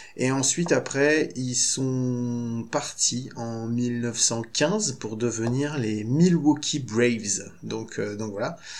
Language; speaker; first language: French; native; French